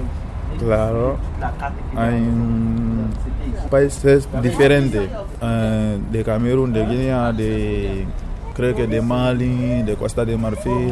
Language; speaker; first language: Spanish; non-native, learner; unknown